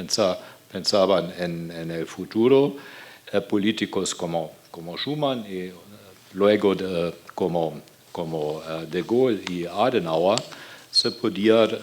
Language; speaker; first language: Spanish; non-native, fluent; German